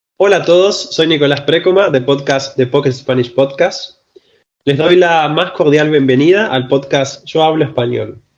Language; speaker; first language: Spanish; native; Spanish